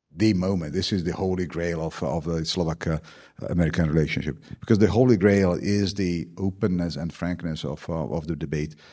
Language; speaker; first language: English; non-native, fluent; Slovak